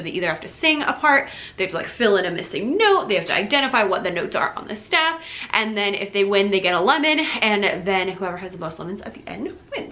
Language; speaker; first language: English; native; English